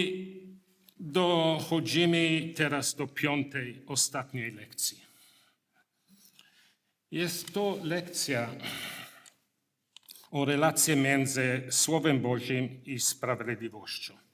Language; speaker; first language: Polish; non-native, learner; English